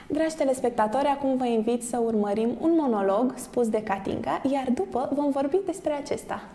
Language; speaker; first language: Romanian; native; Romanian